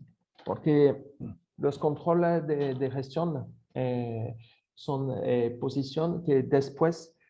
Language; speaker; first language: Spanish; non-native, fluent; French